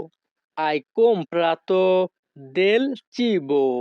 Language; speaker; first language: Italian; non-native, fluent; Bangla